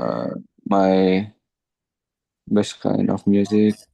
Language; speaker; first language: English; non-native, learner; Indonesian